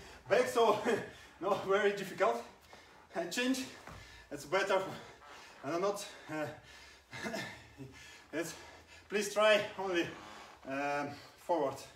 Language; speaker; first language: English; non-native, learner; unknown